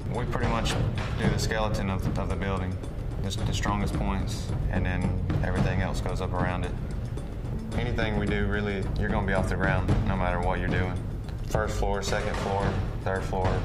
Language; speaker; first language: English; native; English